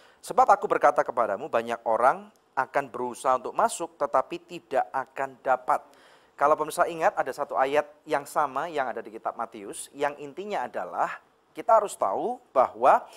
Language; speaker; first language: Indonesian; native; Indonesian